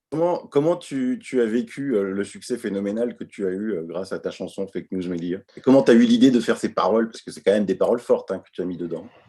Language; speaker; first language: French; native; French